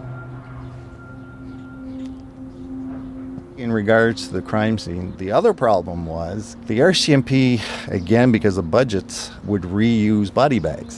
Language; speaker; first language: English; non-native, fluent; French